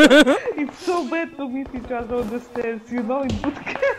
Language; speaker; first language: English; non-native, fluent; Polish